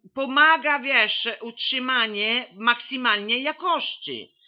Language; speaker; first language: Polish; non-native, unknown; Italian